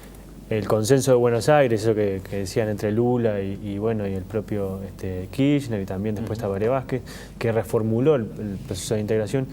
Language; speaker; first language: Spanish; native; Spanish